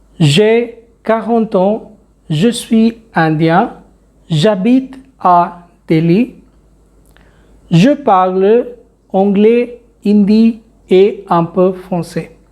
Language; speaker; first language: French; non-native, fluent; Hindi